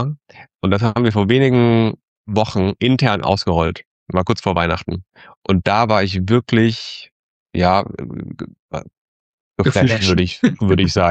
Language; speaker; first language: German; native; German